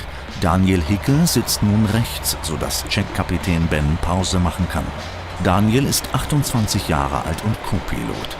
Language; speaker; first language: German; native; German